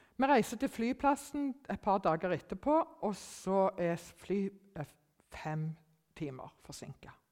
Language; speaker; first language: Norwegian; early bilingual, other home language; German